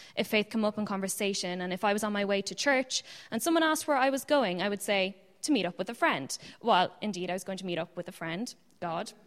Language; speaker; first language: English; native; English